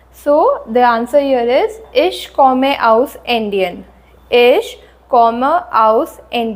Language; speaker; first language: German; non-native, fluent; Hindi